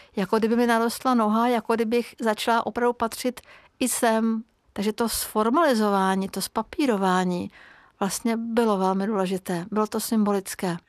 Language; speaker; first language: Czech; non-native, fluent; Hungarian